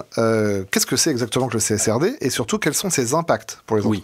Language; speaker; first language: French; native; French